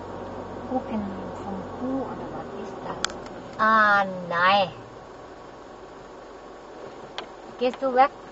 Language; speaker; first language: German; non-native, learner; Thai